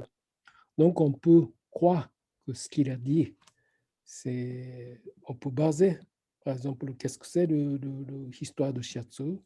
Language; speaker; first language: French; non-native, fluent; Japanese